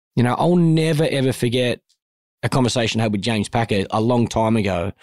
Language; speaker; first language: English; native; English